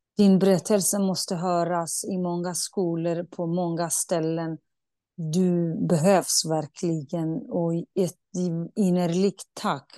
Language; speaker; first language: Swedish; non-native, fluent; Kurdish